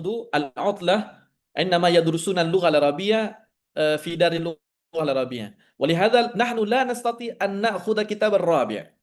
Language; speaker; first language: Arabic; non-native, fluent; Indonesian